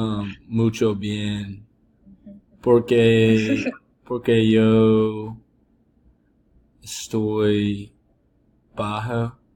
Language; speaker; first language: Spanish; non-native, learner; English